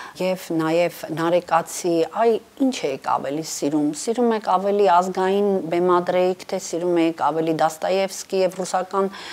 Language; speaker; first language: Armenian; native; Armenian